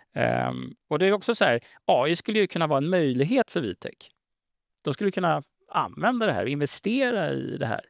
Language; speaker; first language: Swedish; native; Swedish